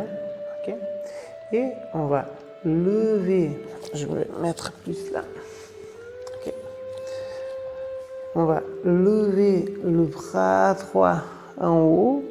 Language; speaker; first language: French; non-native, fluent; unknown